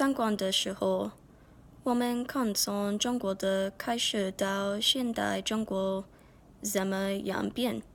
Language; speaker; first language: Chinese; non-native, learner; English